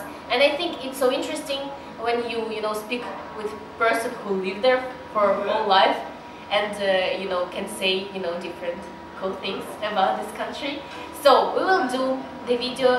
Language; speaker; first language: English; non-native, learner; Russian